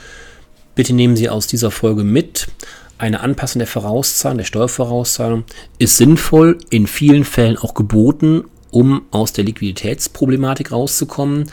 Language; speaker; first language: German; native; German